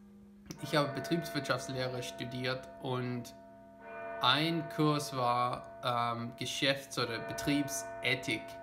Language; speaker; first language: German; non-native, fluent; English